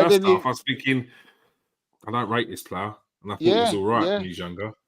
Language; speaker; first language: English; native; English